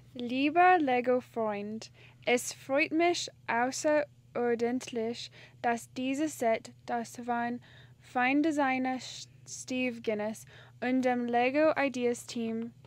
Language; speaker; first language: German; non-native, learner; English